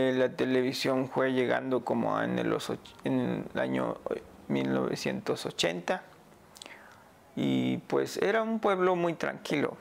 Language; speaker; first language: Spanish; non-native, local second language; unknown